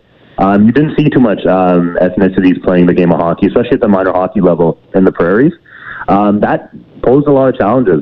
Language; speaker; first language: English; native; English